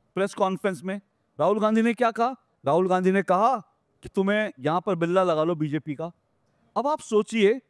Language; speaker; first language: Hindi; native; Hindi